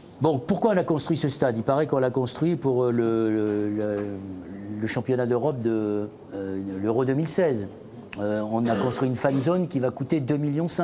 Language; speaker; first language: French; native; French